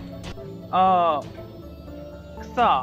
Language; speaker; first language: Japanese; non-native, learner; English